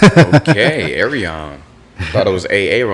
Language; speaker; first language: English; native; English